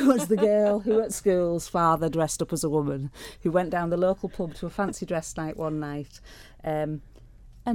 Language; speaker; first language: English; native; English